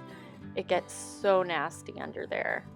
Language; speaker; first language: English; native; English